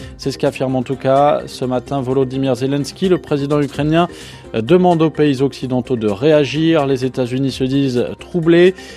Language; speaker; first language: French; native; French